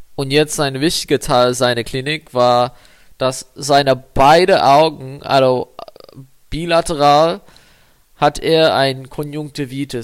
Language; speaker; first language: German; non-native, fluent; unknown